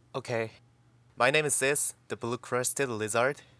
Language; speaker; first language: English; non-native, learner; Korean